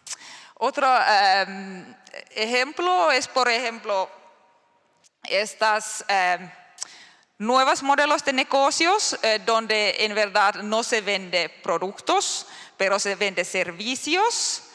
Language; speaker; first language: Spanish; non-native, learner; Finnish